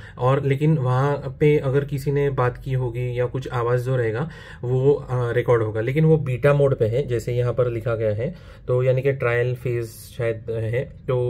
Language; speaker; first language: Hindi; non-native, local second language; Marathi